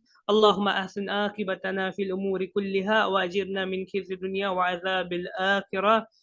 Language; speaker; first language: Arabic; non-native, fluent; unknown